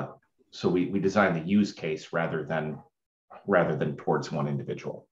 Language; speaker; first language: English; native; English